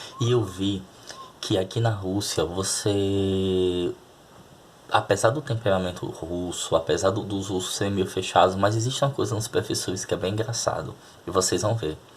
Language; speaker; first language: Portuguese; native; Portuguese